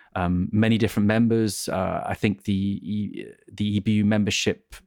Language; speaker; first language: English; native; English